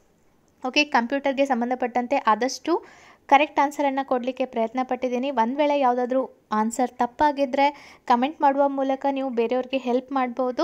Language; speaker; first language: Kannada; native; Kannada